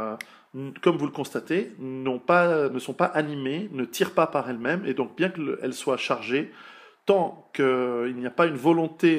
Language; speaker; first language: French; native; French